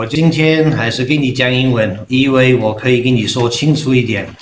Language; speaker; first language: Chinese; non-native, learner; English